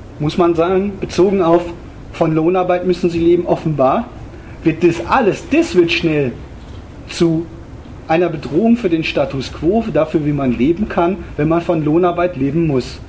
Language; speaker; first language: German; native; German